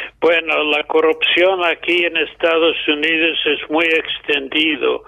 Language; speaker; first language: Spanish; non-native, fluent; English